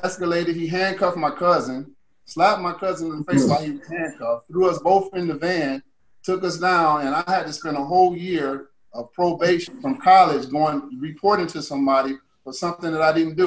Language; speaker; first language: English; native; English